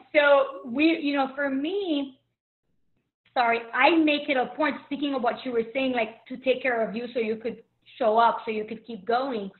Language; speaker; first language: English; early bilingual, other home language; Haitian Creole